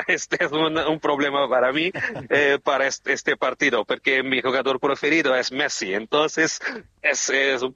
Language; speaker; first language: Spanish; non-native, fluent; Portuguese